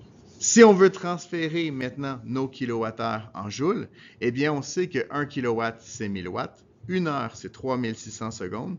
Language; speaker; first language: French; native; French